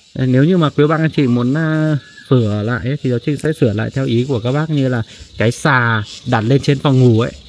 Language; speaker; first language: Vietnamese; non-native, local second language; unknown